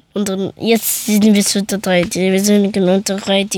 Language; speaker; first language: German; early bilingual, other home language; Persian